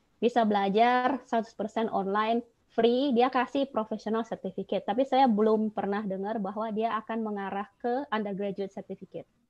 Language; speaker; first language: Indonesian; native; Indonesian